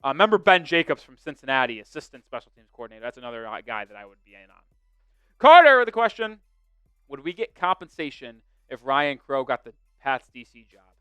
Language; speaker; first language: English; native; English